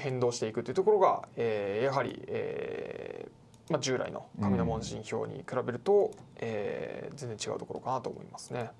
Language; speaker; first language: Japanese; native; Japanese